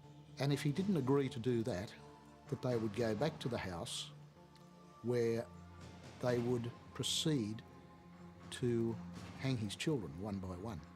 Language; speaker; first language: English; native; English